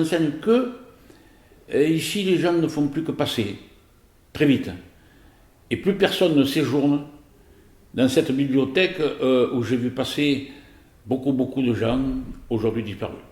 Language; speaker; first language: French; native; French